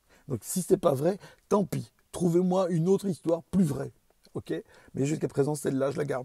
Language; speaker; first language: French; native; French